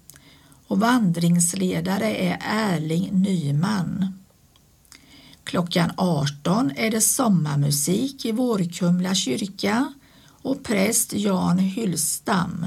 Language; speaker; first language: Swedish; native; Swedish